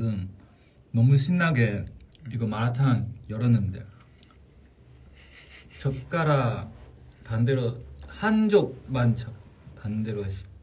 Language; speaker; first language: Korean; non-native, fluent; Chinese